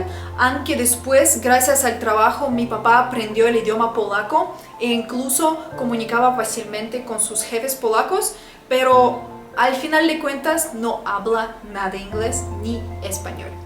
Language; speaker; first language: Spanish; non-native, fluent; Russian